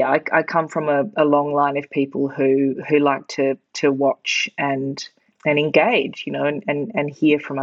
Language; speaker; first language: English; native; English